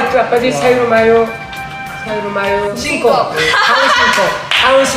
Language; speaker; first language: Indonesian; non-native, learner; Korean